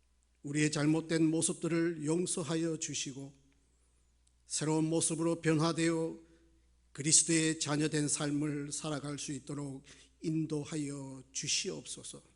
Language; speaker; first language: Korean; native; Korean